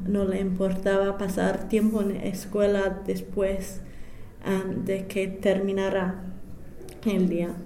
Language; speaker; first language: Spanish; non-native, fluent; English